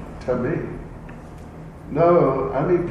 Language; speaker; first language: Russian; non-native, learner; English